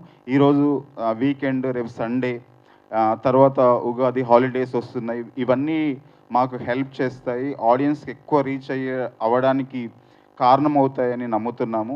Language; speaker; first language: Telugu; native; Telugu